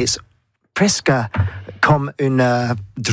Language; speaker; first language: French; non-native, learner; English